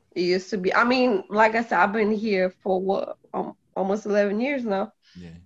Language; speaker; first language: English; early bilingual, other home language; Polish